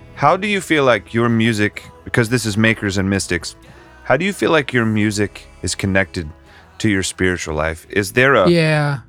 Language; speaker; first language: English; early bilingual, other home language; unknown